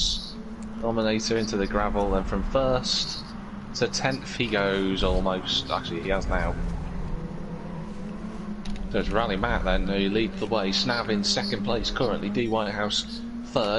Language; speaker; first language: English; native; English